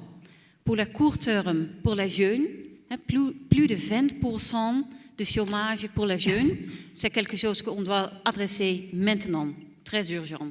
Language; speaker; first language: French; non-native, fluent; Dutch